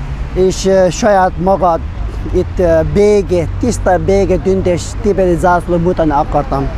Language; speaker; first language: Hungarian; non-native, learner; Tibetan